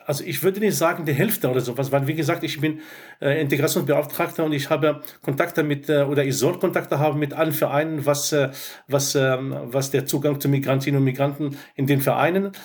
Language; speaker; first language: German; non-native, fluent; Arabic